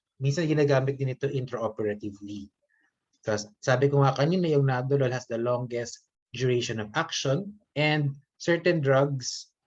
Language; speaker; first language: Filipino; native; Filipino